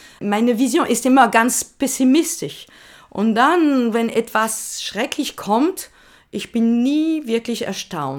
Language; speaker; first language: German; non-native, learner; French